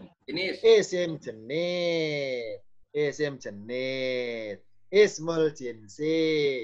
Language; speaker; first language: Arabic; non-native, fluent; Indonesian